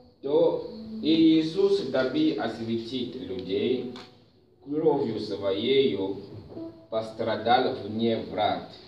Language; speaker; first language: Russian; non-native, fluent; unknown